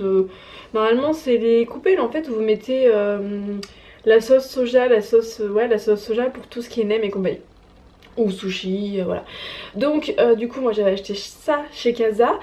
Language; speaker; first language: French; native; French